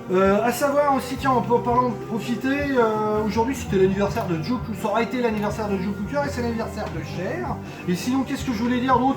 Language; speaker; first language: French; native; French